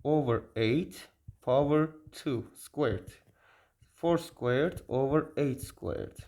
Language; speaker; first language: English; non-native, learner; Azerbaijani